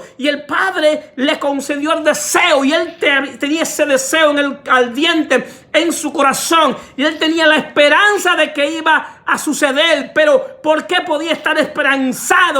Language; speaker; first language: Spanish; native; Spanish